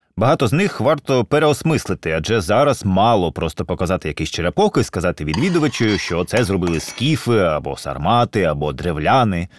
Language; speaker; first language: Ukrainian; native; Ukrainian